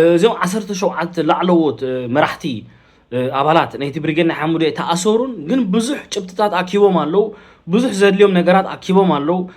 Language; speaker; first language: Tigrinya; early bilingual, heritage; Tigrinya